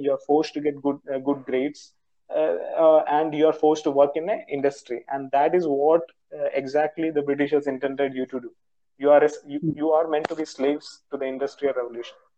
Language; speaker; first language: English; non-native, local second language; Malayalam